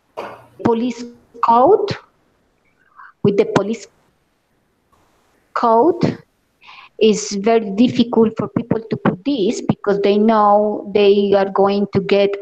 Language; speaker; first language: English; non-native, learner; Spanish